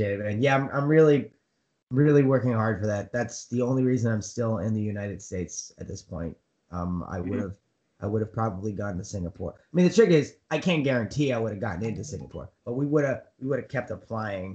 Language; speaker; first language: English; native; English